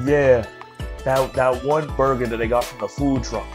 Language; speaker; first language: English; native; English